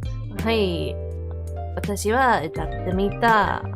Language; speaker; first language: Japanese; non-native, learner; English